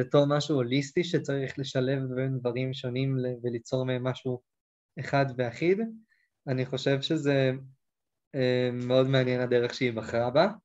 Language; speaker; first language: Hebrew; native; Hebrew